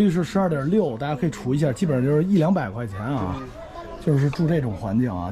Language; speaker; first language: Chinese; native; Chinese